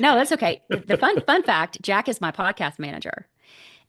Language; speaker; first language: English; native; English